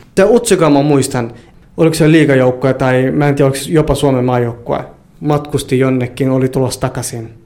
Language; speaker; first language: Finnish; early bilingual, other home language; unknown